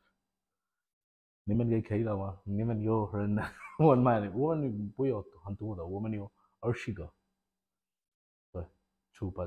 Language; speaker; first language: Chinese; non-native, learner; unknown